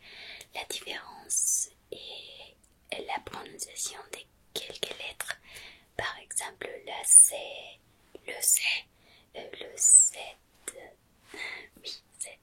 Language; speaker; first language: French; non-native, fluent; Spanish